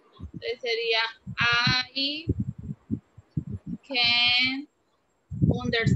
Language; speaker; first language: English; non-native, learner; Spanish